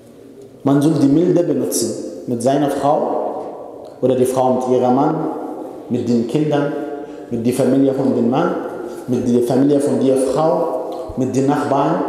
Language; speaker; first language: German; non-native, fluent; Arabic